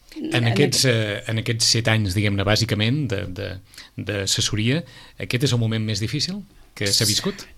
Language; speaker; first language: Catalan; native; Catalan